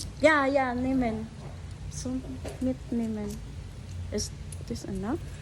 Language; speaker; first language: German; non-native, learner; Filipino